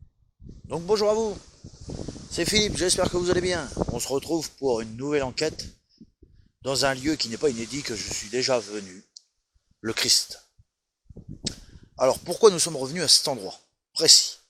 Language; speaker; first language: French; native; French